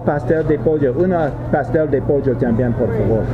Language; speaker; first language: Spanish; non-native, learner; English